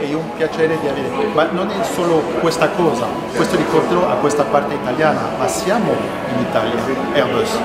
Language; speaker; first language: Italian; non-native, fluent; French